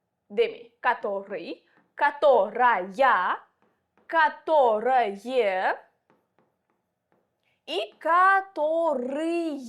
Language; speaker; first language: Russian; non-native, local second language; Uzbek